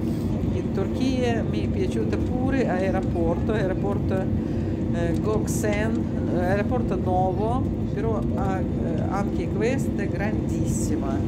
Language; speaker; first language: Italian; non-native, learner; Russian